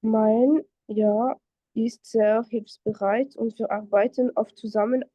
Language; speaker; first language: German; non-native, fluent; French